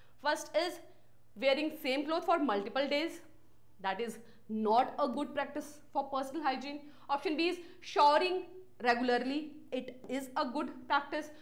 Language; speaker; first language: English; non-native, local second language; Hindi